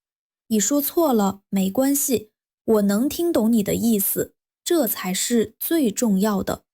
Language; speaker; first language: Chinese; non-native, fluent; Vietnamese